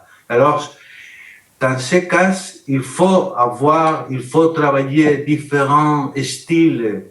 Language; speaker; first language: French; non-native, learner; Spanish